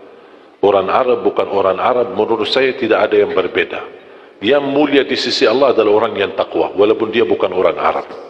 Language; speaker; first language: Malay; non-native, fluent; Arabic